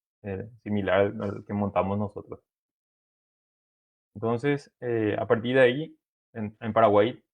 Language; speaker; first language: Spanish; native; Spanish